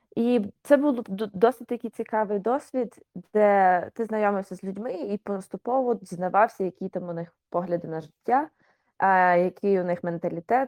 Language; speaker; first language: Ukrainian; native; Ukrainian